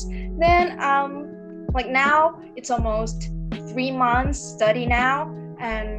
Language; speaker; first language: English; early bilingual, other home language; Indonesian